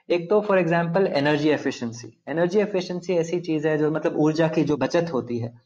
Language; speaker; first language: Hindi; non-native, local second language; Telugu